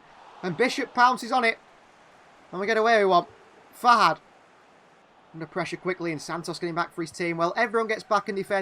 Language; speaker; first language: English; native; English